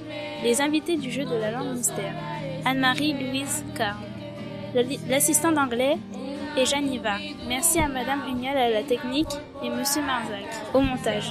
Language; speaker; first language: French; native; French